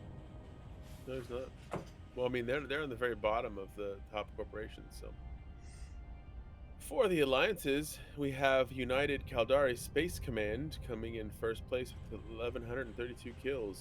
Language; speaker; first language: English; native; English